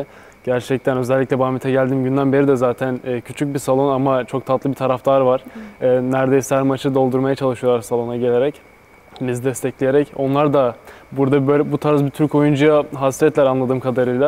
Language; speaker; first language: Turkish; native; Turkish